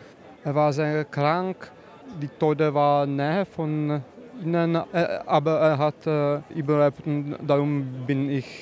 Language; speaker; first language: German; non-native, fluent; Czech